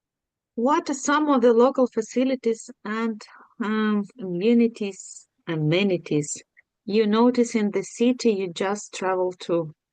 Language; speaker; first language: English; non-native, learner; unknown